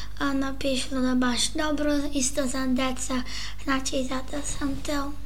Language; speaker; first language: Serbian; early bilingual, heritage; Serbian